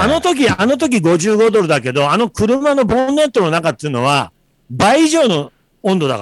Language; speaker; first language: Japanese; native; Japanese